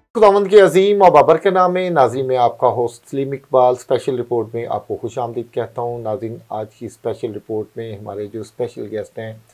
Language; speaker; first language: Urdu; non-native, local second language; Punjabi